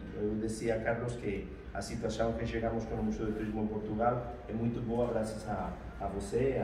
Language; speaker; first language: Portuguese; non-native, fluent; Spanish